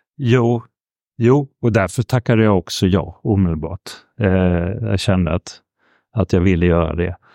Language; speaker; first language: Swedish; early bilingual, heritage; Swedish